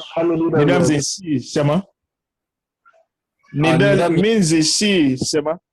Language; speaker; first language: Chinese; non-native, learner; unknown